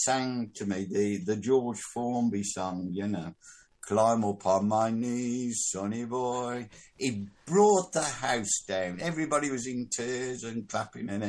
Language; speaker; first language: English; native; English